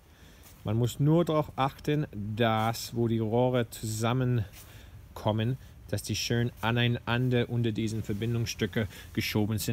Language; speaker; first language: German; non-native, fluent; English